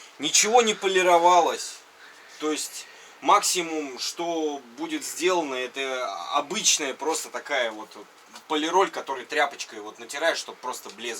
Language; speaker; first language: Russian; native; Russian